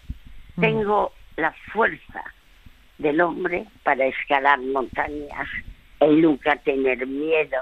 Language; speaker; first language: Spanish; early bilingual, other home language; French